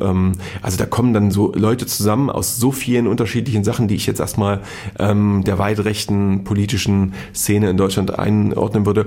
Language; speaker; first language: German; native; German